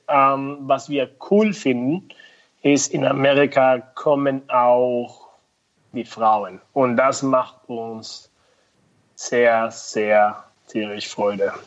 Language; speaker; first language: German; non-native, fluent; Spanish